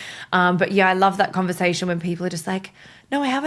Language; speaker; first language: English; native; English